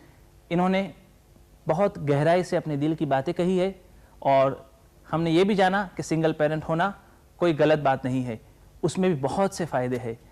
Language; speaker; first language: Hindi; native; Hindi